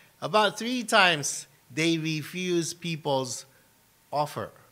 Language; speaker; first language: English; non-native, fluent; Japanese